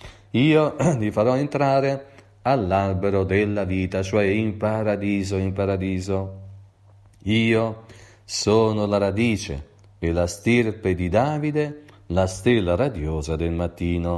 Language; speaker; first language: Italian; native; Italian